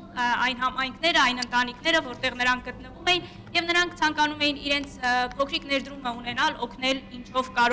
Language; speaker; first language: Armenian; native; Armenian